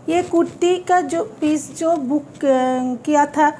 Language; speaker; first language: Hindi; non-native, local second language; Bangla